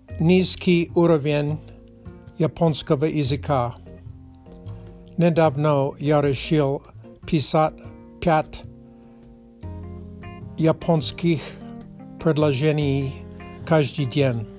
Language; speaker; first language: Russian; non-native, learner; Czech